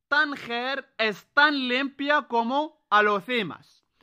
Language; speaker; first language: Spanish; non-native, fluent; Arabic